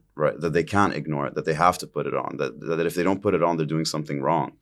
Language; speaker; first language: English; early bilingual, other home language; Arabic